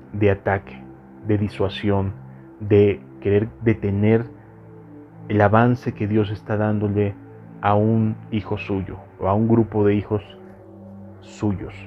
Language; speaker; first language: Spanish; native; Spanish